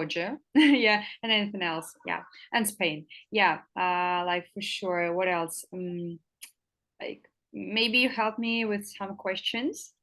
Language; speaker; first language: English; non-native, fluent; Russian